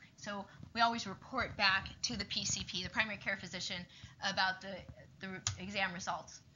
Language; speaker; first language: English; native; English